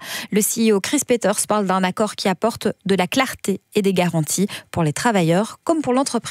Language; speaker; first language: French; native; French